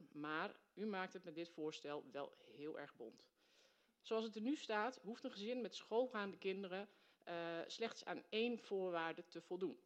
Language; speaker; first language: Dutch; native; Dutch